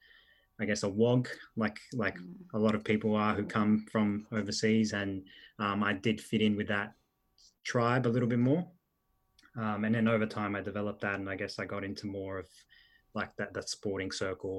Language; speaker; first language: English; early bilingual, other home language; Italian